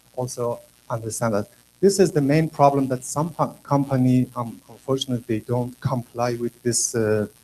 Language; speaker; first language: English; non-native, learner; Persian